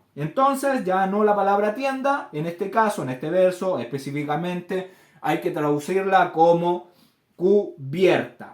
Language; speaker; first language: Spanish; native; Spanish